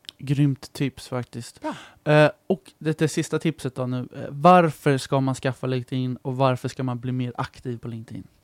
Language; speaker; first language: Swedish; native; Swedish